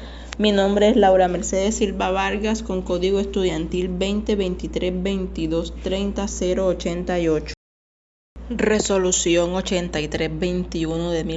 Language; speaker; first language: Spanish; native; Spanish